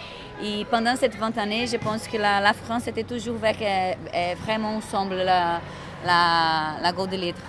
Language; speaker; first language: French; non-native, fluent; Portuguese